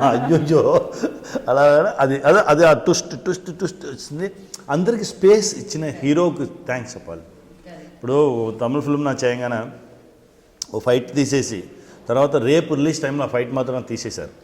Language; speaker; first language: Telugu; non-native, local second language; Tamil